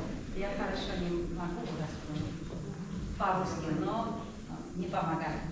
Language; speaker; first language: Russian; non-native, fluent; Georgian